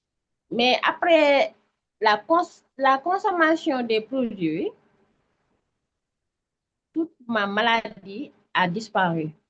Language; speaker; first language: French; non-native, local second language; Wolof